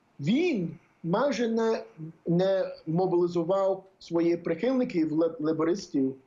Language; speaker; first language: Ukrainian; early bilingual, heritage; English